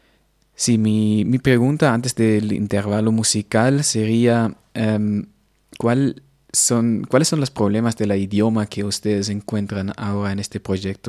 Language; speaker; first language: Spanish; non-native, fluent; Portuguese